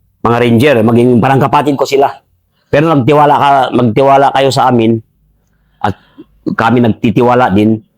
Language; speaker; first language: Filipino; non-native, local second language; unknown